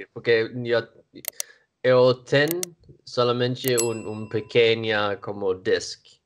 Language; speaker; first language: Spanish; non-native, learner; Swedish